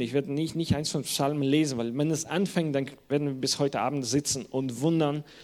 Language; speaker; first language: German; non-native, fluent; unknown